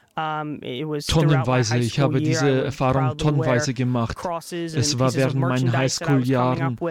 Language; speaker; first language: German; non-native, fluent; English